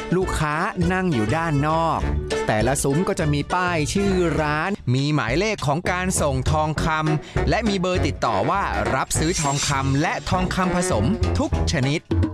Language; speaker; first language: Thai; native; Thai